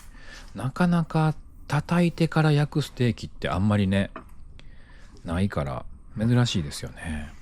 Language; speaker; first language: Japanese; native; Japanese